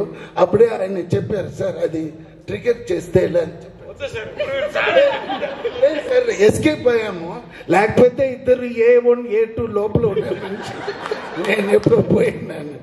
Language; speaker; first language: Telugu; non-native, learner; Tamil